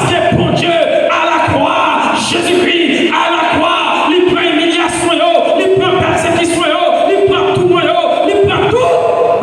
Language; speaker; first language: French; non-native, local second language; Haitian Creole